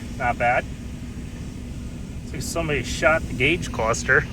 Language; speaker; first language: English; native; English